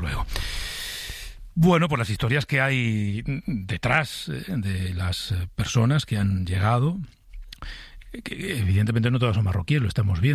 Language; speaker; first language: Spanish; native; Spanish